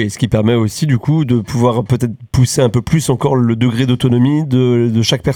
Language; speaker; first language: French; native; French